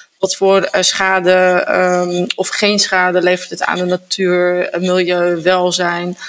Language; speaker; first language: Dutch; native; Dutch